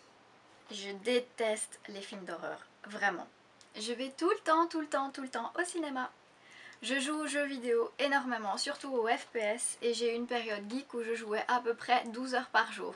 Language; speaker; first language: French; native; French